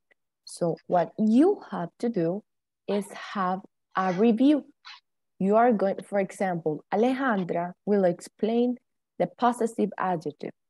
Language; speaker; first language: English; non-native, fluent; Spanish